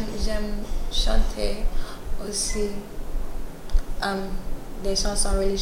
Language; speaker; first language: French; non-native, learner; English